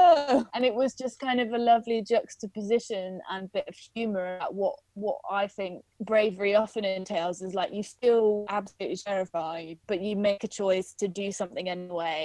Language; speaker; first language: English; native; English